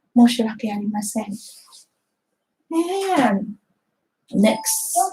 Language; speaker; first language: Japanese; non-native, fluent; Filipino